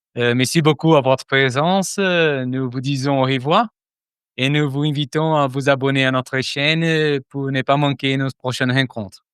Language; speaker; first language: French; non-native, fluent; Portuguese